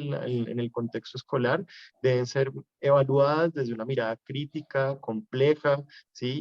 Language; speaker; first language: Spanish; native; Spanish